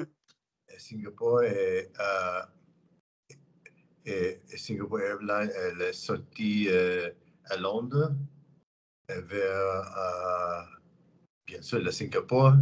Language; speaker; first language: French; non-native, learner; English